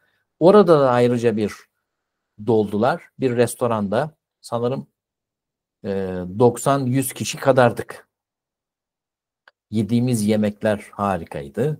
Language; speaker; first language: Turkish; native; Turkish